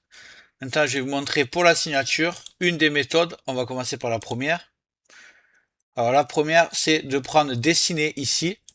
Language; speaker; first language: French; native; French